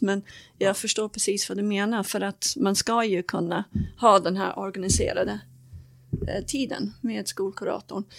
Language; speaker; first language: Swedish; non-native, fluent; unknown